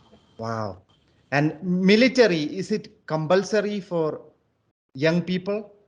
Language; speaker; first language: English; non-native, local second language; Malayalam